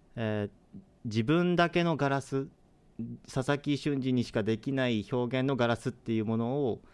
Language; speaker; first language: Japanese; native; Japanese